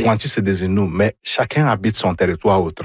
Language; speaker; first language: French; non-native, fluent; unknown